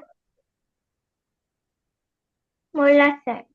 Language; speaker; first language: Korean; early bilingual, heritage; Korean